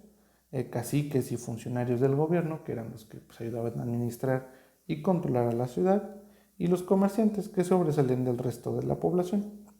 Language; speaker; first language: Spanish; native; Spanish